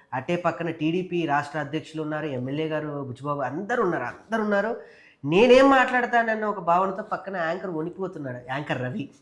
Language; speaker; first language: Telugu; native; Telugu